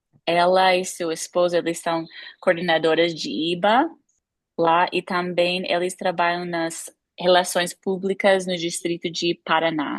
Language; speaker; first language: Portuguese; non-native, fluent; English